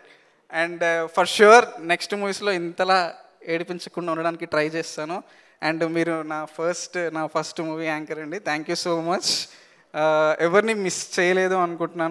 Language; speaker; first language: Telugu; native; Telugu